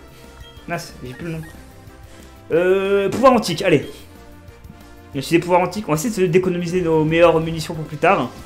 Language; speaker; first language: French; native; French